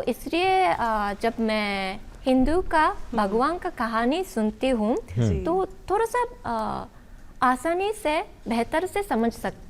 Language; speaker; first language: Hindi; non-native, learner; Japanese